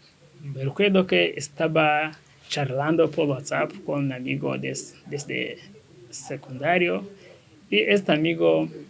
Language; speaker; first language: Spanish; non-native, learner; Kinyarwanda